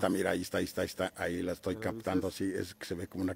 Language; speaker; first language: Spanish; native; Spanish